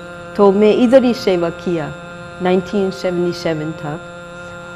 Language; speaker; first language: Hindi; non-native, fluent; English